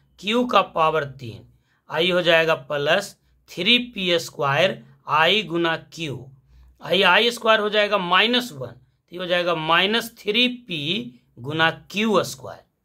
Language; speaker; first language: Hindi; native; Hindi